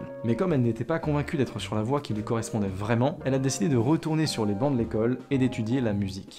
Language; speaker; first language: French; native; French